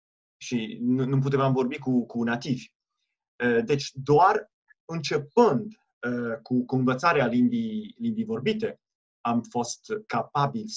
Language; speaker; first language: Romanian; non-native, fluent; Italian